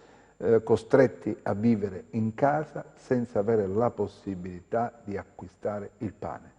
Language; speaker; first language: Italian; native; Italian